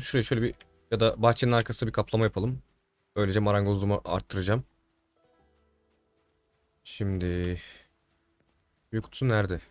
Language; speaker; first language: Turkish; native; Turkish